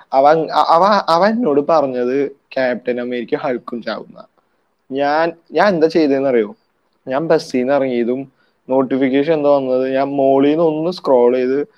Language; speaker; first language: Malayalam; native; Malayalam